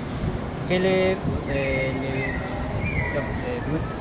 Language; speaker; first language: French; non-native, learner; Spanish